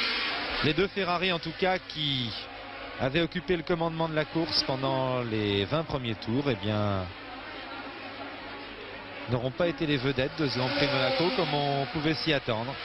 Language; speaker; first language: French; native; French